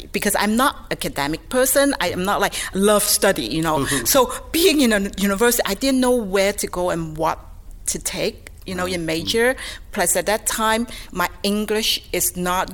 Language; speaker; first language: English; non-native, local second language; Cantonese